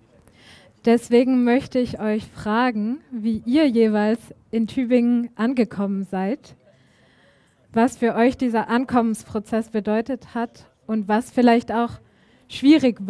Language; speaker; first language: German; native; German